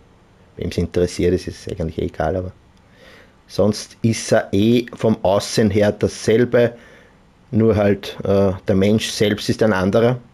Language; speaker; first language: German; native; German